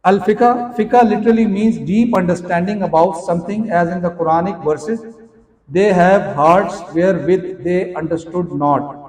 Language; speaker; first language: English; non-native, local second language; Urdu